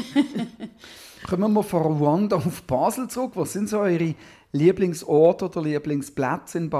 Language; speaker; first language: German; native; German